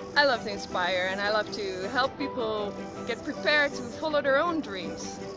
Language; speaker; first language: English; non-native, fluent; Dutch